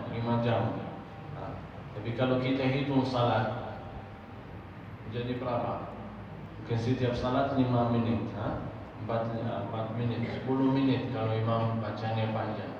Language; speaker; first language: Indonesian; non-native, fluent; Arabic